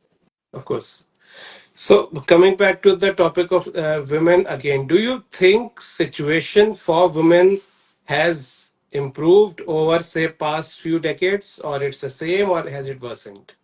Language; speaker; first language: English; non-native, local second language; Hindi